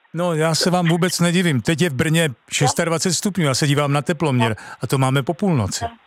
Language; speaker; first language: Czech; native; Czech